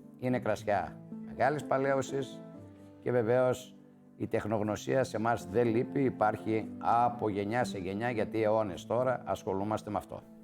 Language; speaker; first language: Greek; native; Greek